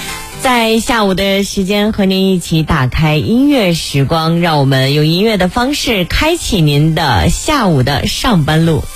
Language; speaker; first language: Chinese; native; Chinese